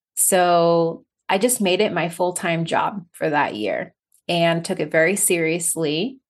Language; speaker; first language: English; native; English